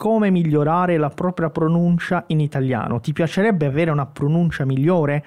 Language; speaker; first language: Italian; non-native, fluent; Portuguese